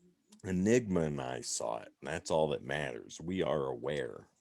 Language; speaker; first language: English; native; English